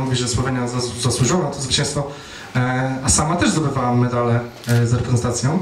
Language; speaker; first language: Polish; native; Polish